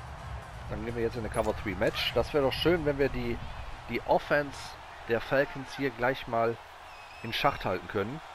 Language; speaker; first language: German; native; German